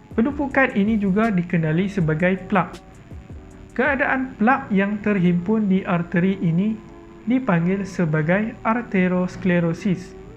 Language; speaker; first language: Malay; native; Malay